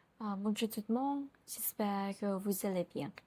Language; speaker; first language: French; non-native, learner; Vietnamese